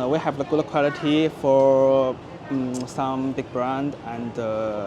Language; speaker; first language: English; non-native, learner; Chinese